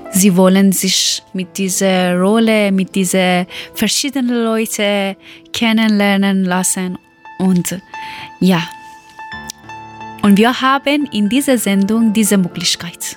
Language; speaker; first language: German; non-native, learner; Persian